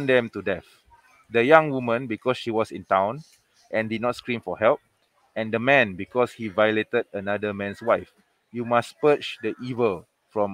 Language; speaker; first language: English; non-native, local second language; Malay